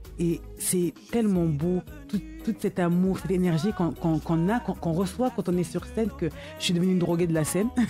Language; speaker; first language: French; early bilingual, other home language; Lingala